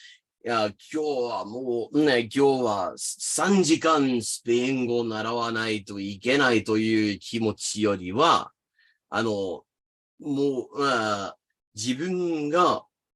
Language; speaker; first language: Japanese; non-native, fluent; English